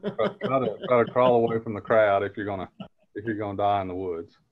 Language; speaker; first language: English; native; English